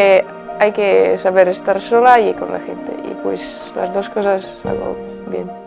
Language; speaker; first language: Spanish; non-native, fluent; Latvian